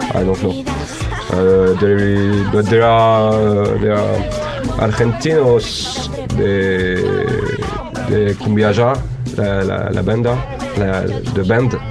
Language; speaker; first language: English; non-native, learner; French